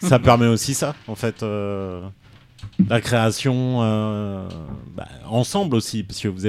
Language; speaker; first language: French; native; French